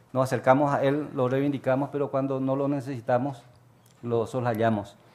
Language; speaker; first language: Spanish; native; Spanish